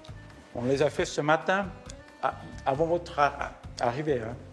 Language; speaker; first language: French; early bilingual, heritage; Spanish